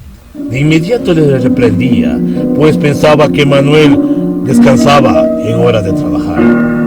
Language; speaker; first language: Spanish; native; Spanish